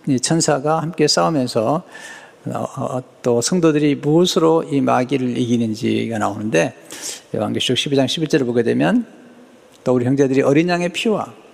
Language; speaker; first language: Korean; native; Korean